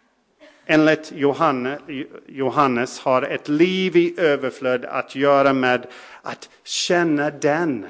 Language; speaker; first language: Swedish; non-native, fluent; English